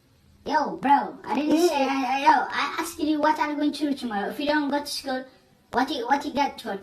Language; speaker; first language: English; non-native, learner; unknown